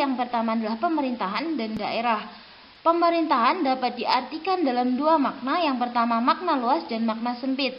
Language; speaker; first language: Indonesian; native; Indonesian